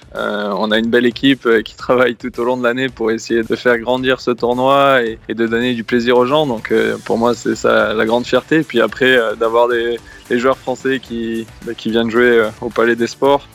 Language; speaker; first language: French; native; French